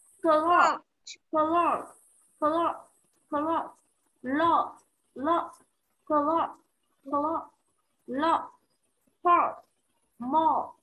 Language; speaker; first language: English; non-native, learner; Vietnamese